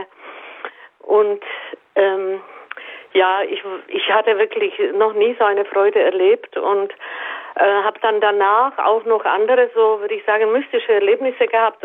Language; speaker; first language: German; native; German